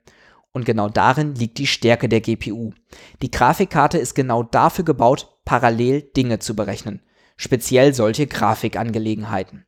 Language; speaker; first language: German; native; German